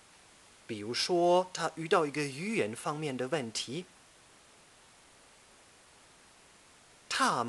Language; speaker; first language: Chinese; non-native, fluent; German